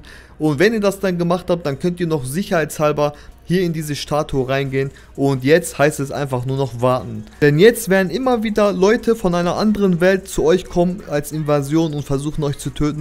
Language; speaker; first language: German; native; German